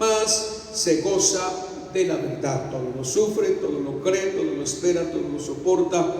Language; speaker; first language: Spanish; native; Spanish